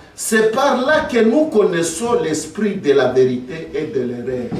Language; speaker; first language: French; non-native, local second language; Swahili